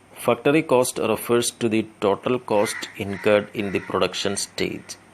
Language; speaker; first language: English; non-native, local second language; Malayalam